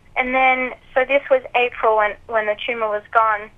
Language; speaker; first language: English; native; English